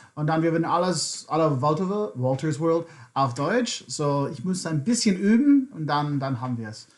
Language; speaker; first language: German; non-native, learner; English